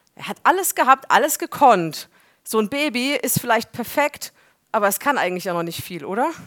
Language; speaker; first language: German; native; German